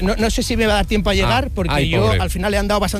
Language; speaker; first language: Spanish; native; Spanish